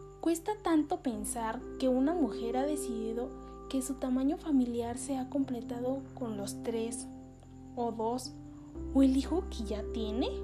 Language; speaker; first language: Spanish; native; Spanish